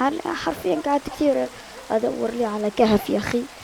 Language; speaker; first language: Arabic; native; Arabic